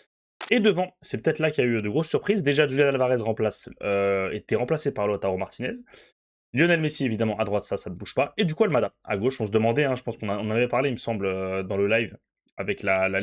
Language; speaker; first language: French; native; French